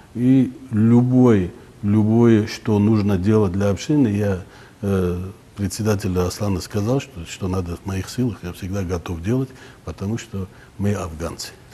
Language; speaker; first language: Russian; non-native, local second language; Armenian